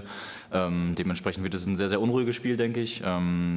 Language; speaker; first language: German; native; German